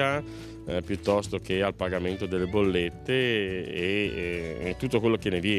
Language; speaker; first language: Italian; native; Italian